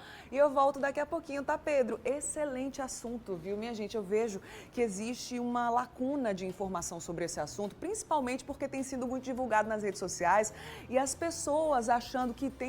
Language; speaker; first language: Portuguese; native; Portuguese